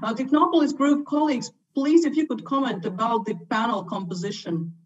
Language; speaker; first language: English; non-native, fluent; Latvian